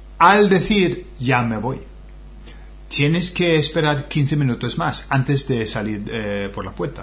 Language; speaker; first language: Spanish; non-native, fluent; English